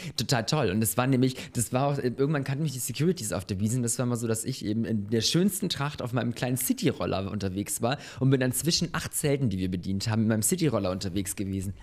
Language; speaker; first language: German; early bilingual, other home language; Bosnian